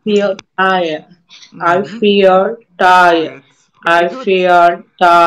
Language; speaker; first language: English; non-native, learner; Spanish